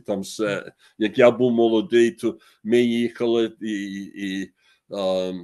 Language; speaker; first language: Ukrainian; early bilingual, heritage; Ukrainian